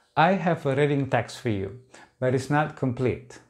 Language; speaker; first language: English; non-native, fluent; Indonesian